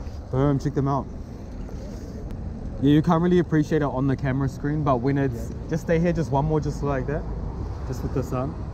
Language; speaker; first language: English; native; English